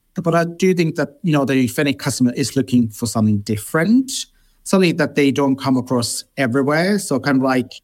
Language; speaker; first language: English; non-native, fluent; Finnish